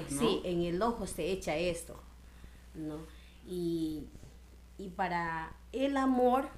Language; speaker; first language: Spanish; non-native, local second language; Shipibo-Conibo